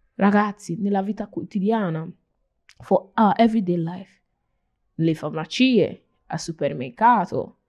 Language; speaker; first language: Italian; non-native, fluent; Nigerian Pidgin